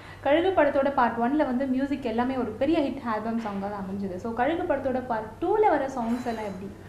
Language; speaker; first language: Tamil; native; Tamil